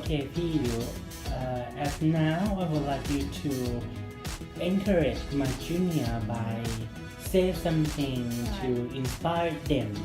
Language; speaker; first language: English; non-native, fluent; Thai